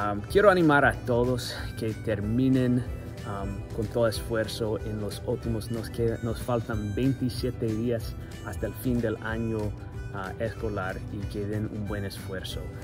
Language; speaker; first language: Spanish; non-native, fluent; English